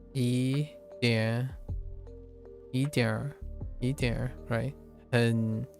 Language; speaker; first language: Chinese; non-native, learner; English